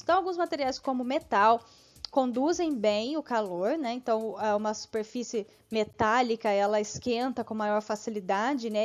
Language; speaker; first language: Portuguese; native; Portuguese